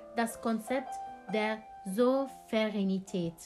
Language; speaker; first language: German; non-native, fluent; Arabic